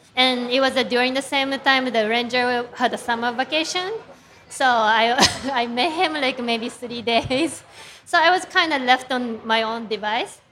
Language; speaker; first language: English; non-native, fluent; Japanese